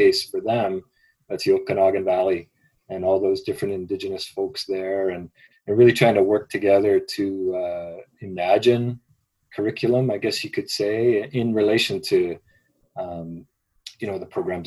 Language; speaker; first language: English; native; English